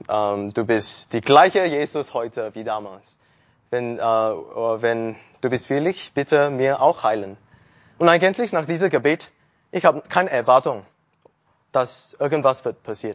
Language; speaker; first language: German; non-native, learner; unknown